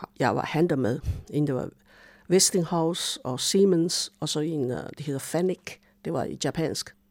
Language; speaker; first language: Danish; non-native, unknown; Chinese